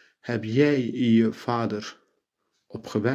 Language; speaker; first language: Dutch; non-native, fluent; Turkish